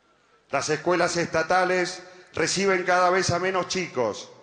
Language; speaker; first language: Spanish; native; Spanish